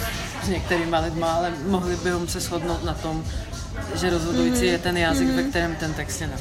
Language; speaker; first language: Czech; early bilingual, heritage; Czech